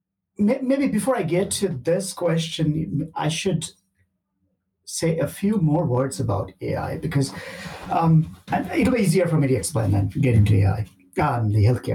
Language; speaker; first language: English; non-native, local second language; Bangla